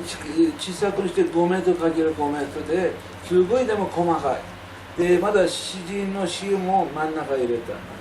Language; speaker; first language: Japanese; non-native, learner; Persian